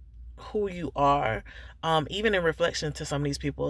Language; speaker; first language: English; native; English